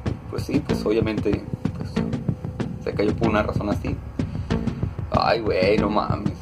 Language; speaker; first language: Spanish; native; Spanish